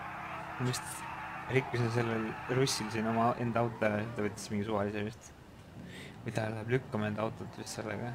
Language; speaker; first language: Estonian; native; Estonian